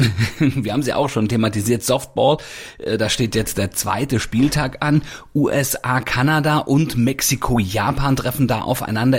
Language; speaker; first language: German; native; German